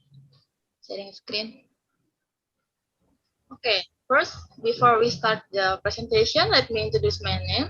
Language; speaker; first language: English; non-native, learner; Indonesian